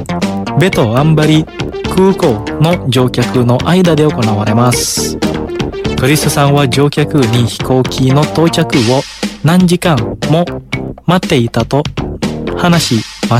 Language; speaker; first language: Japanese; non-native, fluent; Indonesian